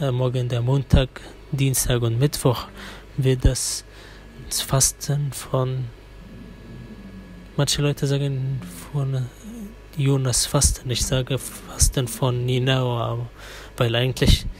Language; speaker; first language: German; non-native, fluent; Arabic